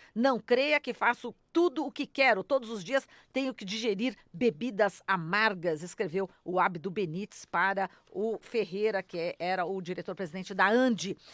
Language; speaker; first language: Portuguese; native; Portuguese